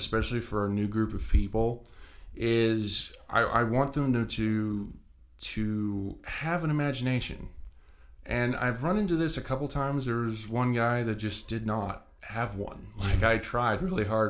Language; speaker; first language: English; native; English